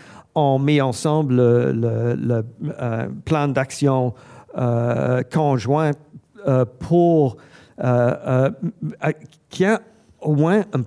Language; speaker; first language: French; non-native, fluent; English